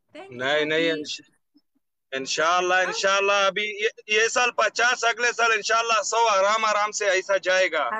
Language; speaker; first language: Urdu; non-native, local second language; Pashto